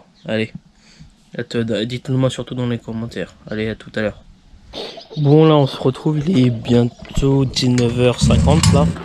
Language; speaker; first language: French; native; French